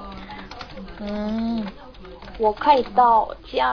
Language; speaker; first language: Chinese; non-native, learner; Korean